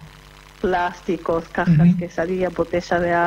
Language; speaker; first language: Spanish; non-native, fluent; Japanese